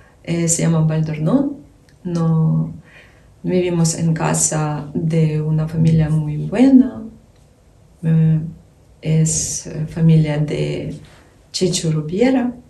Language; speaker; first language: Spanish; non-native, learner; Ukrainian